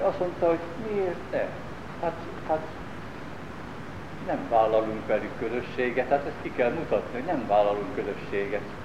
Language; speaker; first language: Hungarian; native; Hungarian